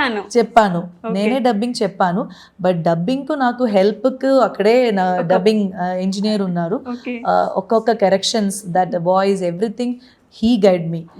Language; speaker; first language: Telugu; non-native, learner; Malayalam